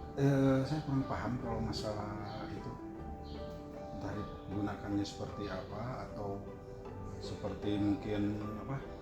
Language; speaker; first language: Indonesian; native; Indonesian